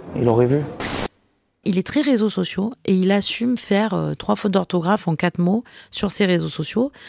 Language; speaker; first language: French; native; French